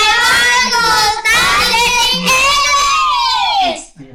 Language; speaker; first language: English; non-native, learner; Indonesian